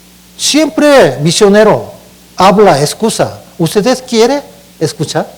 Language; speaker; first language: Spanish; non-native, learner; Korean